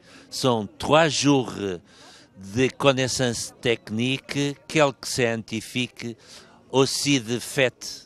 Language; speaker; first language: French; non-native, fluent; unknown